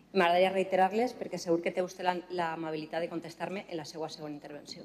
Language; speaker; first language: Catalan; non-native, local second language; Spanish